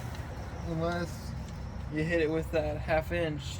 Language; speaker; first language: English; native; English